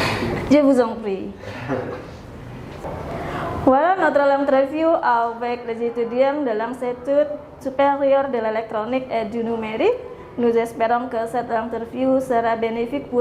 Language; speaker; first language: French; non-native, learner; Indonesian